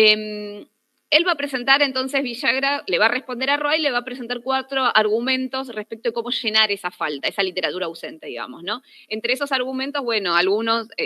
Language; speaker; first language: Spanish; native; Spanish